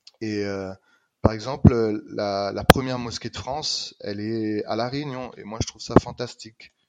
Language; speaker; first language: French; native; French